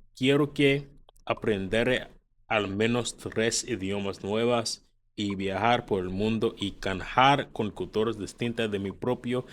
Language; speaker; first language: Spanish; non-native, learner; English